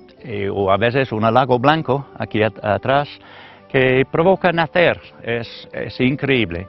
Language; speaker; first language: Spanish; non-native, learner; English